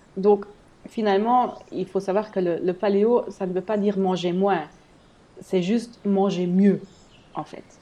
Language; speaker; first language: French; non-native, fluent; German